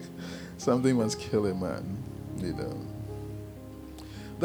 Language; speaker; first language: English; non-native, local second language; Akan